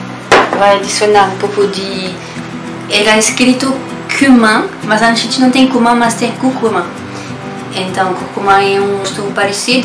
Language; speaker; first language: Portuguese; non-native, learner; French